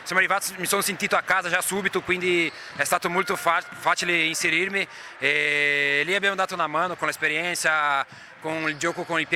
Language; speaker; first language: Italian; non-native, fluent; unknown